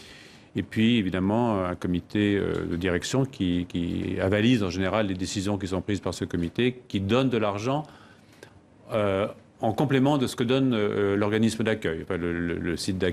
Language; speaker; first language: French; native; French